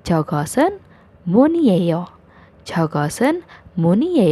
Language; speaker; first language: Korean; non-native, fluent; Indonesian